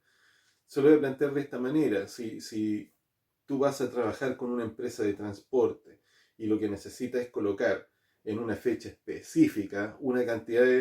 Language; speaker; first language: Spanish; native; Spanish